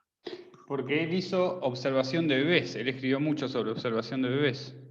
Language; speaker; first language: Spanish; native; Spanish